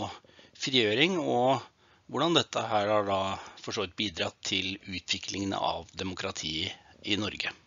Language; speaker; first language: Norwegian; native; Norwegian